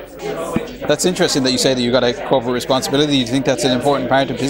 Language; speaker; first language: English; native; English